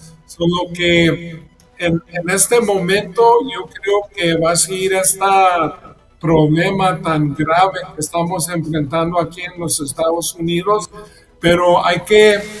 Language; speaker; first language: Spanish; early bilingual, heritage; Spanish